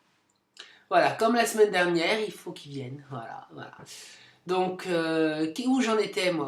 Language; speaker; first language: French; native; French